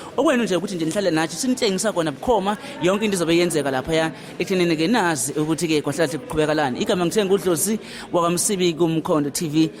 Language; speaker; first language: Zulu; native; Zulu